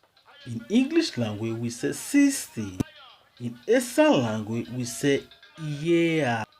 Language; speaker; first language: English; non-native, local second language; Esan